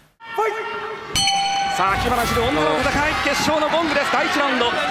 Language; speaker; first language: Japanese; native; Japanese